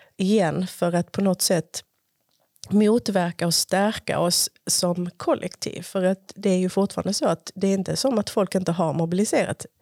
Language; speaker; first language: Swedish; early bilingual, other home language; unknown